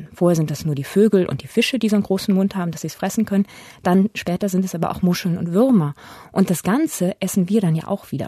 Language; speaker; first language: German; native; German